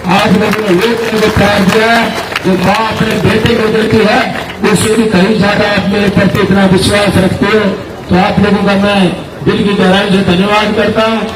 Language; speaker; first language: Hindi; native; Hindi